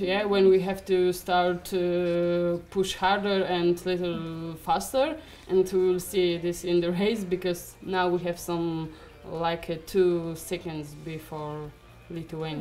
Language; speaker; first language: English; non-native, learner; Polish